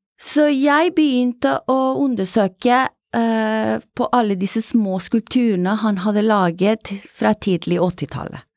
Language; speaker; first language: Norwegian; non-native, fluent; Italian